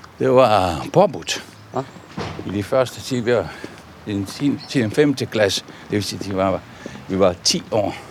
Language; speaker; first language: Danish; non-native, fluent; Italian